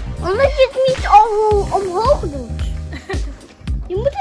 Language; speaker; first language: Dutch; early bilingual, other home language; Indonesian